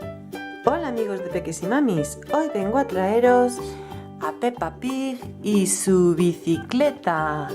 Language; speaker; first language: Spanish; native; Spanish